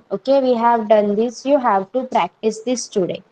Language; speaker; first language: English; non-native, local second language; Marathi